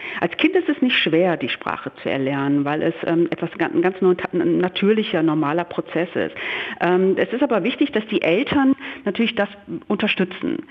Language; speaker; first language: German; early bilingual, other home language; Turkish